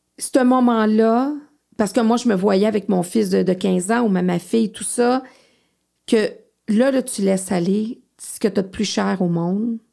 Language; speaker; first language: French; native; French